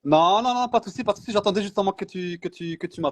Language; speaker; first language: French; native; French